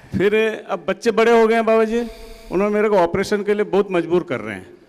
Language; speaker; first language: Hindi; non-native, local second language; Odia